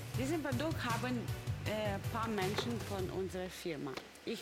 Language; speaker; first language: German; non-native, learner; Russian